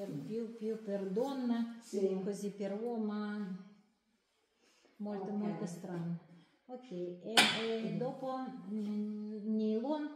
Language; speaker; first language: Italian; non-native, learner; Russian